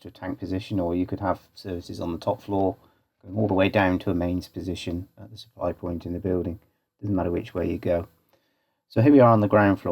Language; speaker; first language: English; native; English